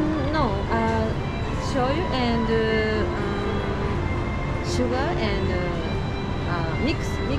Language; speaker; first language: English; non-native, learner; Japanese